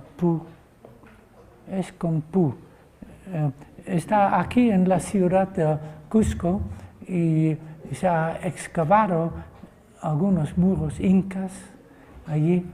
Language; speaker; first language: Spanish; non-native, fluent; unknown